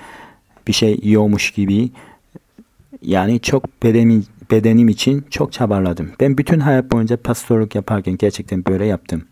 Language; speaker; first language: Turkish; non-native, fluent; Korean